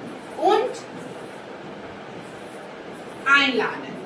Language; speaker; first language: German; non-native, fluent; Hindi